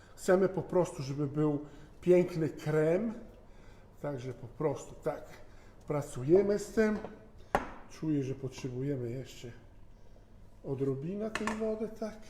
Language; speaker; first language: Polish; non-native, fluent; Italian